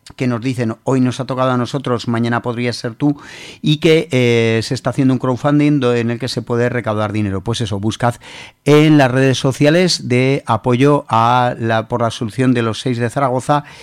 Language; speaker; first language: Spanish; native; Spanish